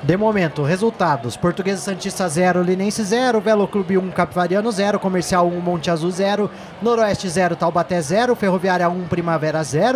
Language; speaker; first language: Portuguese; native; Portuguese